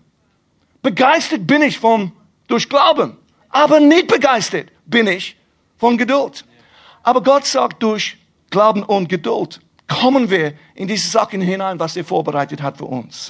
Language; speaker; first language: German; non-native, fluent; English